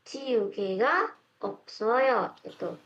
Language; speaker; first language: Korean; non-native, fluent; Indonesian